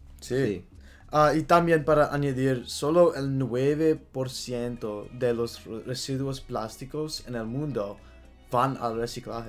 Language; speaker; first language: Spanish; non-native, learner; English